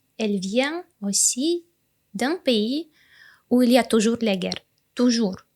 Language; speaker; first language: French; non-native, learner; Ukrainian